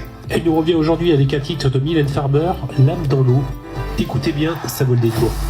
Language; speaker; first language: French; native; French